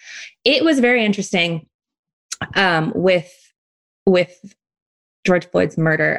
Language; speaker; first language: English; native; English